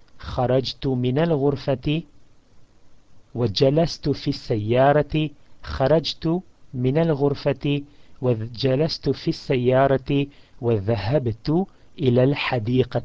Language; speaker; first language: Arabic; non-native, fluent; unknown